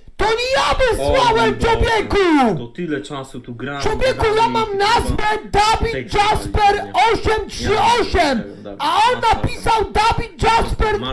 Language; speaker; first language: Polish; native; Polish